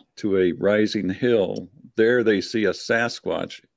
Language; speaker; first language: English; native; English